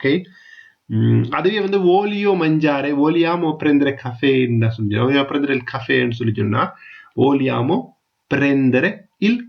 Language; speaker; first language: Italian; non-native, fluent; Tamil